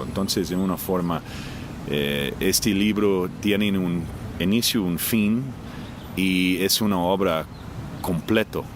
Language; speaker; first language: Spanish; non-native, fluent; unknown